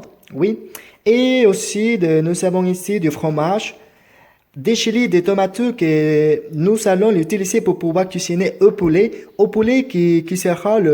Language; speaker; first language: French; non-native, learner; Spanish